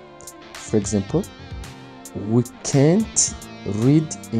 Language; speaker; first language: English; non-native, local second language; Kinyarwanda